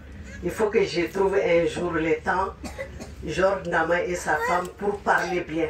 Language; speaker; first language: French; non-native, local second language; Bambara